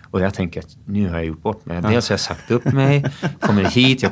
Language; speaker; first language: Swedish; early bilingual, other home language; English